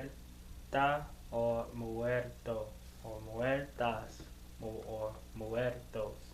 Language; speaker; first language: Spanish; non-native, learner; English